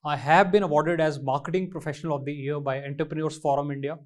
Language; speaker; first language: English; non-native, local second language; Punjabi